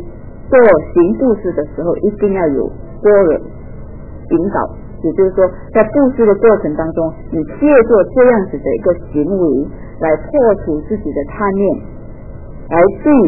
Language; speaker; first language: Chinese; native; Chinese